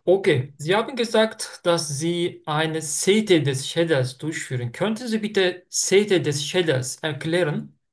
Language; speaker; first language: German; non-native, learner; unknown